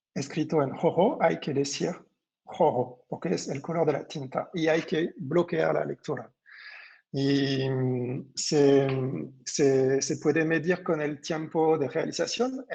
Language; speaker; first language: Spanish; non-native, fluent; French